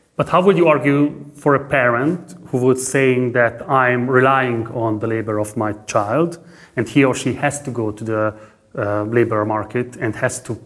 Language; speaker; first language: English; non-native, fluent; Hungarian